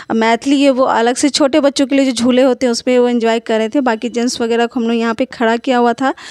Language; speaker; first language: Hindi; native; Hindi